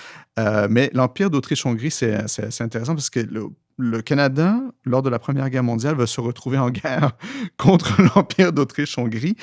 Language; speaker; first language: French; native; French